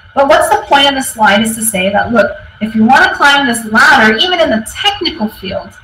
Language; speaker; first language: English; native; English